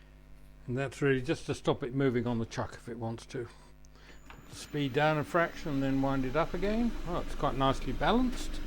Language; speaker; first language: English; native; English